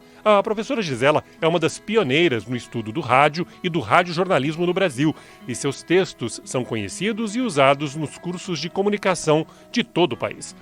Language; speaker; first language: Portuguese; native; Portuguese